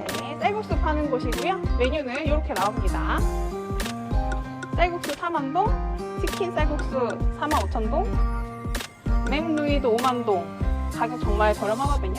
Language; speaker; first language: Korean; native; Korean